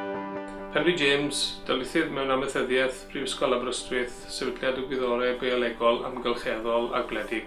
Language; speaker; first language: Welsh; native; Welsh